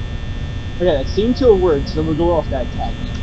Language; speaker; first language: English; native; English